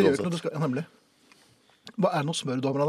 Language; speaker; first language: Norwegian; native; Norwegian